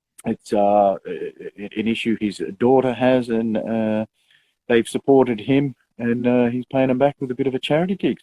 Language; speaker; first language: English; native; English